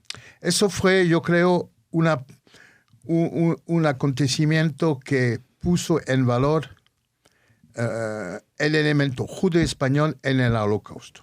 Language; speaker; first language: Spanish; early bilingual, heritage; Ladino